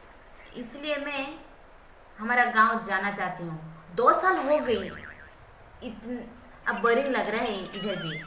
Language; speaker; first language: Hindi; non-native, local second language; Santali